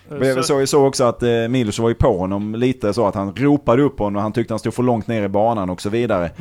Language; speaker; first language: Swedish; native; Swedish